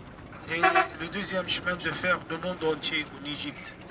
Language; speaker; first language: French; non-native, fluent; Arabic